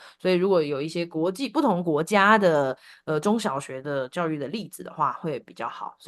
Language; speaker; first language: Chinese; native; Chinese